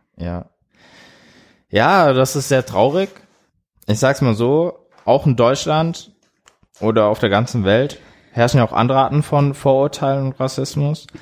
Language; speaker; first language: German; early bilingual, other home language; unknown